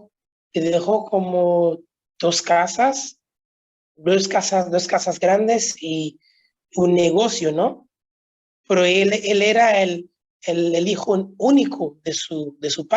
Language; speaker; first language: Spanish; non-native, local second language; Haitian Creole